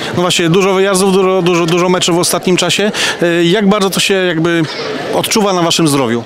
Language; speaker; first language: Polish; native; Polish